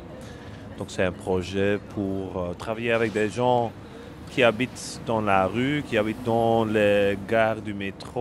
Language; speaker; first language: French; non-native, local second language; Dutch